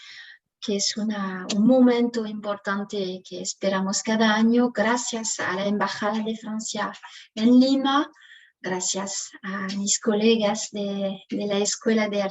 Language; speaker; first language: Spanish; non-native, fluent; French